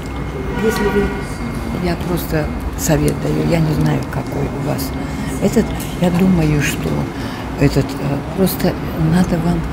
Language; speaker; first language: Russian; non-native, local second language; Tajik